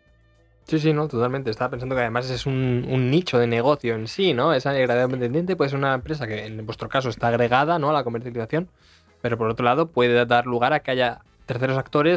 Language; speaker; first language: Spanish; native; Spanish